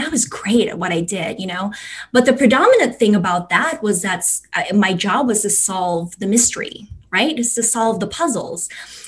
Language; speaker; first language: English; non-native, local second language; Cantonese